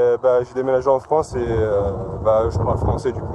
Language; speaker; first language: French; non-native, fluent; Turkish